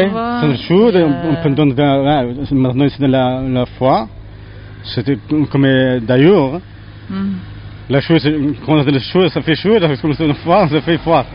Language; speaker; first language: French; non-native, learner; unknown